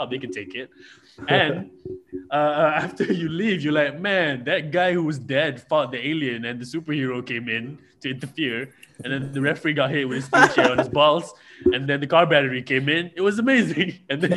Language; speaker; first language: English; non-native, local second language; Malay